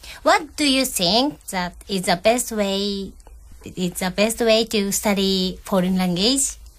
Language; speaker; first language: English; non-native, learner; Japanese